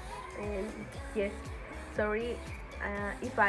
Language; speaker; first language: English; non-native, learner; Spanish